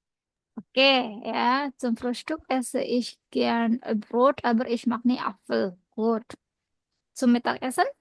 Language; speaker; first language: German; non-native, learner; Indonesian